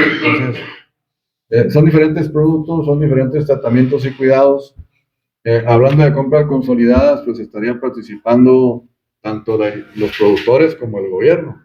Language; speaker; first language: Spanish; native; Spanish